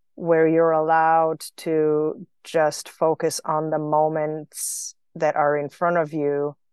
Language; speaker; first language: English; non-native, fluent; Slovenian